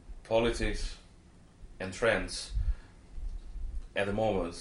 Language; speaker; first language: English; non-native, fluent; Italian